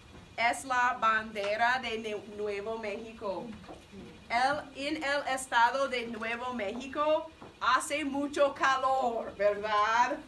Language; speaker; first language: Spanish; non-native, fluent; English